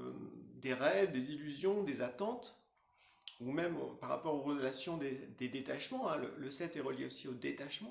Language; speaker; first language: French; native; French